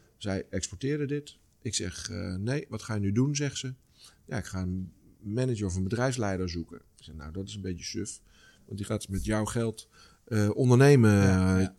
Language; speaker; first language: Dutch; native; Dutch